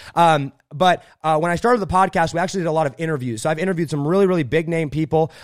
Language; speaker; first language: English; native; English